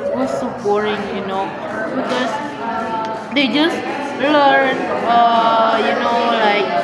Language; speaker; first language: English; non-native, learner; Indonesian